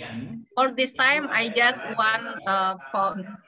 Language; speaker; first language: English; non-native, learner; Indonesian